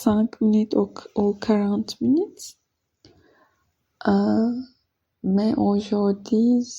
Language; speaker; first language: French; non-native, learner; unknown